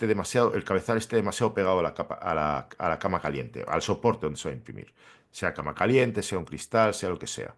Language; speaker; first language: Spanish; native; Spanish